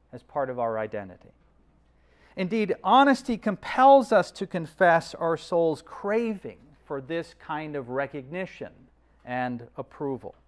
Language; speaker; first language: English; native; English